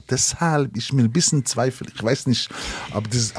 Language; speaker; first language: German; non-native, learner; Hebrew